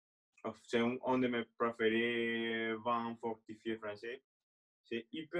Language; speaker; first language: French; non-native, fluent; Spanish